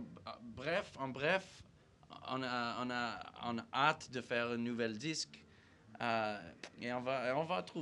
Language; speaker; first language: French; non-native, fluent; English